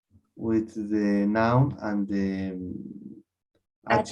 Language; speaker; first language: English; non-native, learner; Spanish